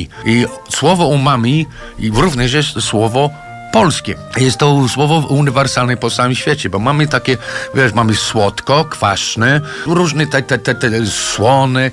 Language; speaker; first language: Polish; non-native, learner; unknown